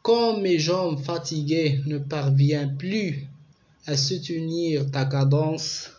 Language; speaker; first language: French; non-native, local second language; Arabic